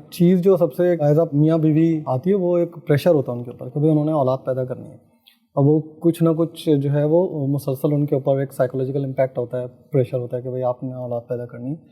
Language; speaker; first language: Urdu; native; Urdu